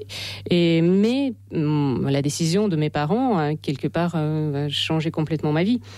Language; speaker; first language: French; non-native, fluent; Russian